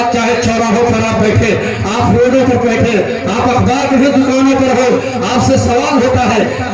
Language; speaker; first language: Hindi; native; Hindi